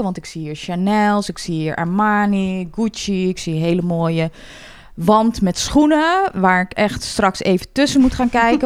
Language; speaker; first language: Dutch; native; Dutch